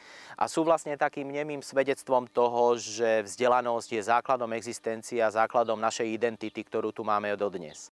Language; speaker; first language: Slovak; native; Slovak